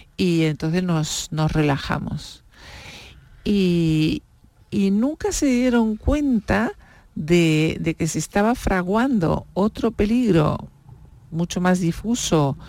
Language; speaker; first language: Spanish; native; Spanish